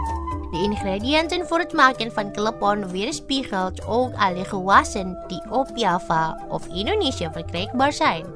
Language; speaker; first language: Dutch; non-native, fluent; Indonesian